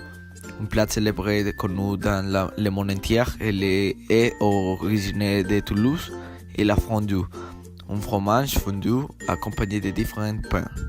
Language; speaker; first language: French; non-native, learner; Spanish